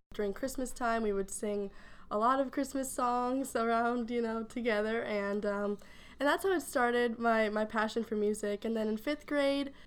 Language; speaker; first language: English; early bilingual, other home language; Spanish